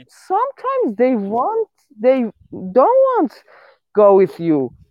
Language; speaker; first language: English; non-native, learner; Persian